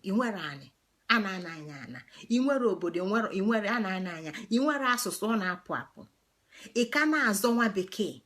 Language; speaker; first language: Igbo; native; Igbo